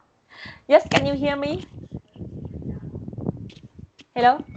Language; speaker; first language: English; non-native, learner; Vietnamese